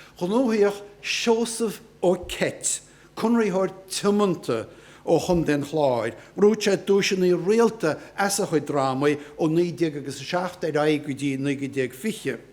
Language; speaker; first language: Irish; native; Irish